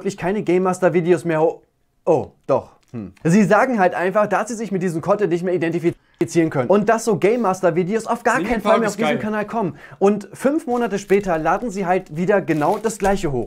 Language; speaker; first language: German; native; German